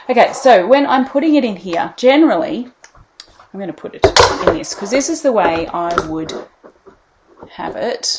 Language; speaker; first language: English; native; English